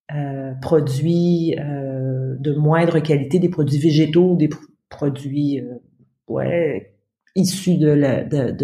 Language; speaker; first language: French; native; French